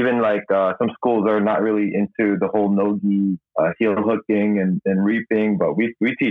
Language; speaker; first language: English; non-native, local second language; Cebuano